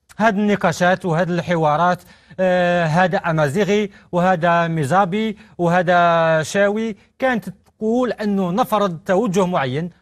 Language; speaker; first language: Arabic; native; Arabic